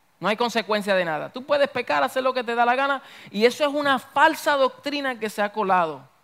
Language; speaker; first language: Spanish; early bilingual, heritage; Spanish